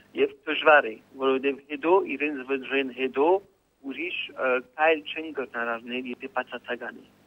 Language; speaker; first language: Armenian; early bilingual, heritage; Armenian